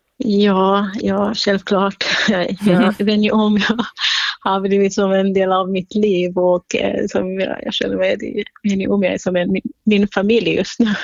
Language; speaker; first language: Swedish; non-native, fluent; Kurdish